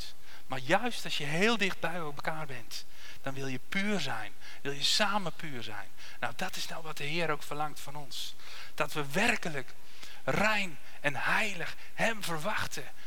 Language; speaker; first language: Dutch; native; Dutch